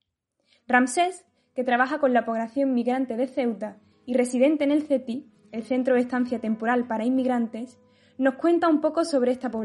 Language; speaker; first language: Spanish; native; Spanish